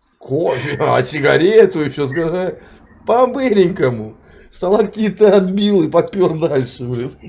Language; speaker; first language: Russian; native; Russian